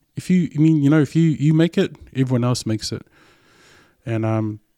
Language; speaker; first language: English; non-native, local second language; Samoan